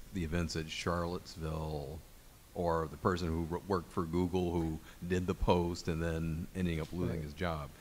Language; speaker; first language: English; native; English